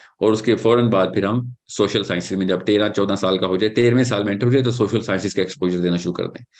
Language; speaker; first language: Urdu; native; Urdu